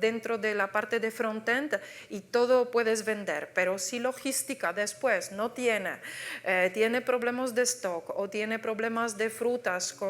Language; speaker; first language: Spanish; non-native, fluent; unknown